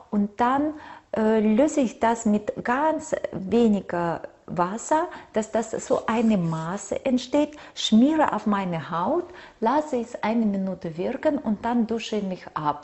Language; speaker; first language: German; non-native, fluent; Russian